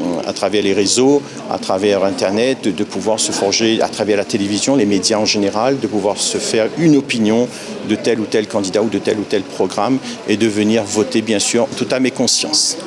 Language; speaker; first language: French; native; French